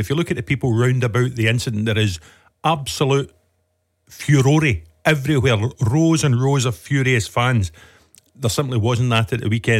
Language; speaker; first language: English; native; English